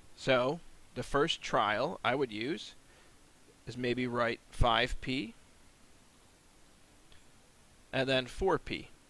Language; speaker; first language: English; native; English